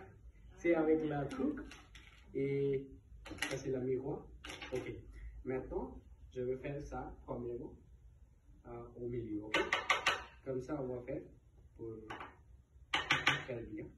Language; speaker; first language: French; non-native, learner; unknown